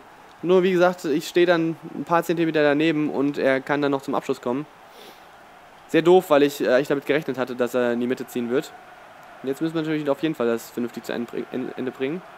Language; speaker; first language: German; native; German